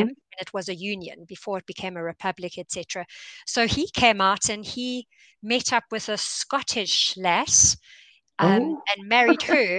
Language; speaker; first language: English; native; English